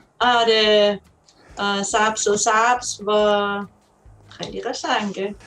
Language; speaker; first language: Persian; non-native, learner; German